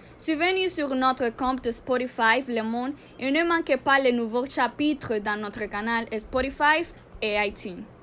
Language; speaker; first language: French; non-native, learner; Spanish